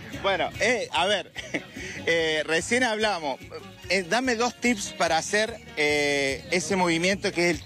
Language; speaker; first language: Spanish; native; Spanish